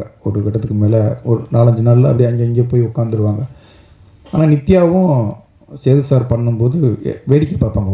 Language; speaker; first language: Tamil; native; Tamil